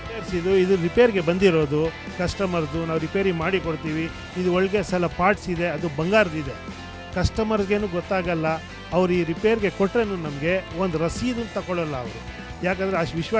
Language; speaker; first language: Kannada; non-native, local second language; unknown